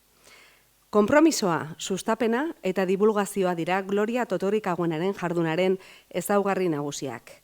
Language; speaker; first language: Basque; native; Basque